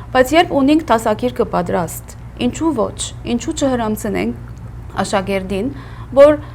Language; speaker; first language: Armenian; early bilingual, heritage; Armenian